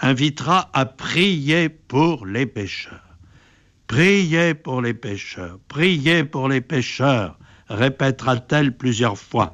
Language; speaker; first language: French; native; French